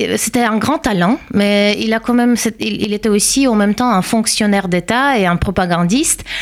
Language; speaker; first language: French; non-native, fluent; Russian